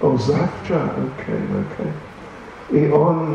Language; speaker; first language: Russian; non-native, learner; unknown